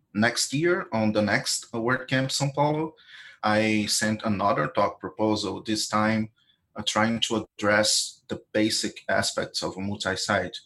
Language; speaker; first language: English; non-native, fluent; Portuguese